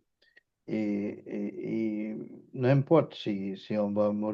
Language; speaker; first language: French; non-native, fluent; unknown